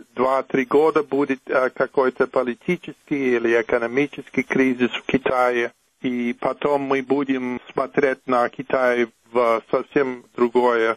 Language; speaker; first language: Russian; non-native, fluent; English